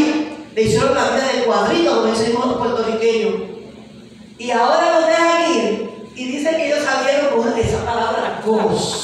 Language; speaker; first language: Spanish; native; Spanish